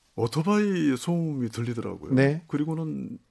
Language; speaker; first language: Korean; native; Korean